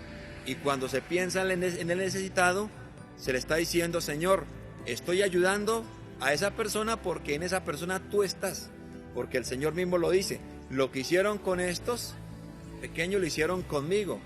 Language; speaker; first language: Spanish; native; Spanish